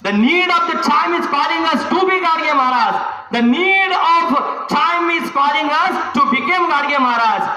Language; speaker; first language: English; non-native, local second language; Marathi